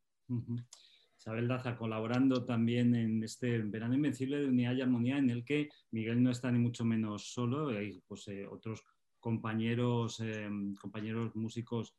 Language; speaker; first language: Spanish; native; Spanish